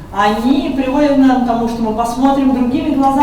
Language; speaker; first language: Russian; native; Russian